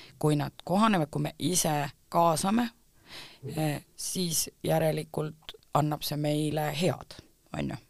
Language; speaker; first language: Estonian; native; Estonian